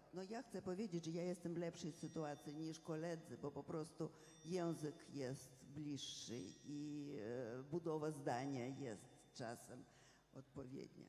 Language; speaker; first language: Polish; non-native, fluent; Russian